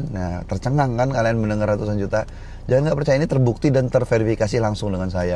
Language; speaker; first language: Indonesian; native; Indonesian